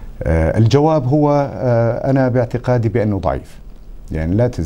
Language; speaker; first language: Arabic; native; Arabic